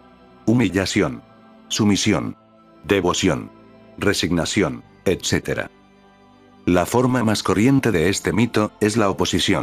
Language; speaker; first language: Spanish; native; Spanish